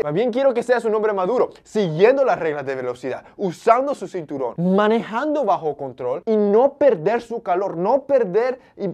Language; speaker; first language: Spanish; early bilingual, heritage; Spanish